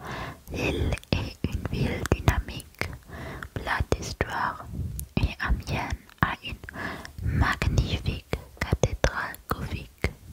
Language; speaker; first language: French; non-native, learner; German